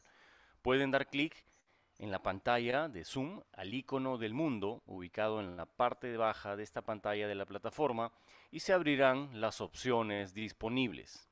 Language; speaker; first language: Spanish; native; Spanish